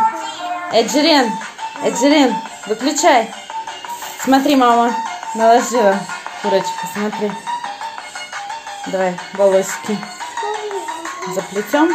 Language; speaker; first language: Russian; native; Russian